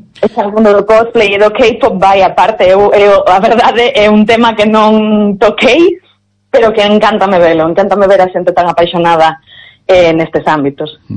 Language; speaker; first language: Galician; non-native, local second language; Spanish